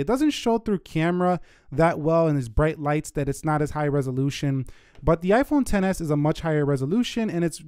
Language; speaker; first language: English; native; English